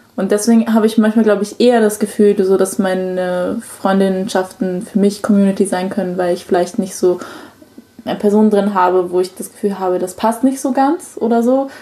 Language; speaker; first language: German; early bilingual, other home language; Chinese